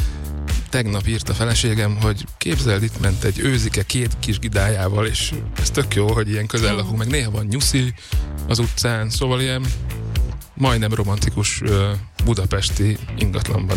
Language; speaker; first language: Hungarian; native; Hungarian